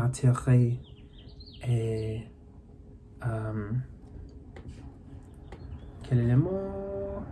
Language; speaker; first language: French; non-native, learner; English